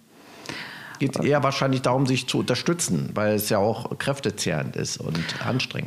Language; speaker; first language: German; native; German